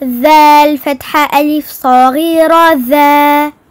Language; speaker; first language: Arabic; non-native, learner; French